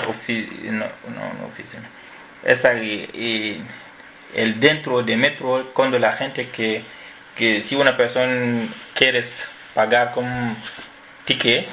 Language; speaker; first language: Spanish; non-native, learner; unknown